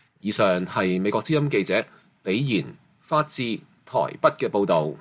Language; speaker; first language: Chinese; non-native, local second language; Cantonese